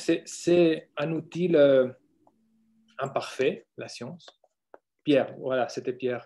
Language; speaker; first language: French; non-native, fluent; Spanish